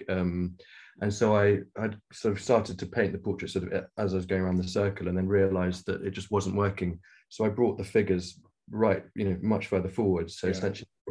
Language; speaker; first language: English; native; English